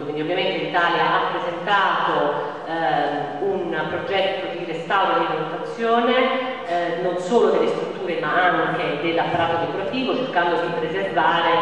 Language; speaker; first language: Italian; native; Italian